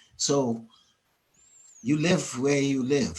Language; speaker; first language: English; native; English